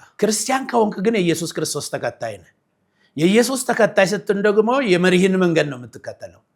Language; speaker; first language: Amharic; non-native, local second language; Oromo